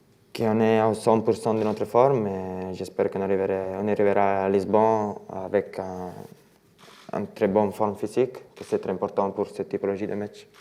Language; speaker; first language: French; non-native, fluent; Italian